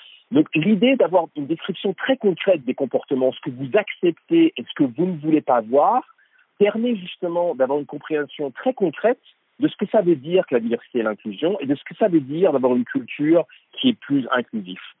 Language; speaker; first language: French; native; French